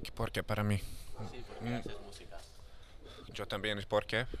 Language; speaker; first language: Spanish; non-native, learner; Hungarian